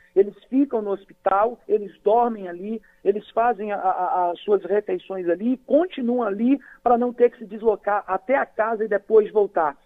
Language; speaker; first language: Portuguese; native; Portuguese